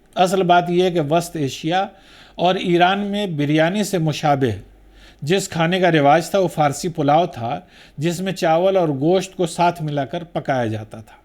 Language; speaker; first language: Urdu; native; Urdu